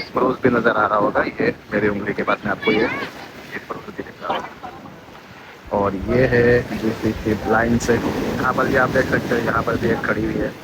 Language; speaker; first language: Hindi; native; Hindi